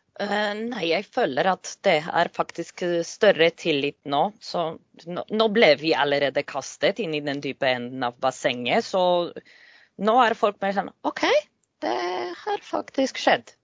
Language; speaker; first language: Norwegian; non-native, fluent; Polish